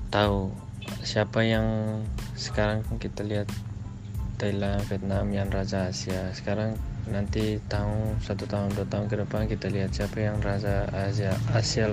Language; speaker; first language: Indonesian; non-native, local second language; Tetum